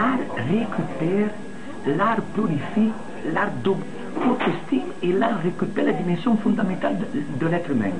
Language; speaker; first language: French; non-native, fluent; Italian